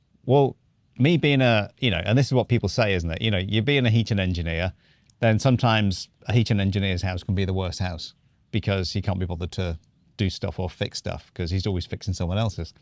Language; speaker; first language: English; native; English